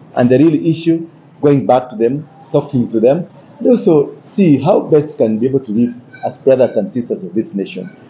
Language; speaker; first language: English; non-native, local second language; Kikuyu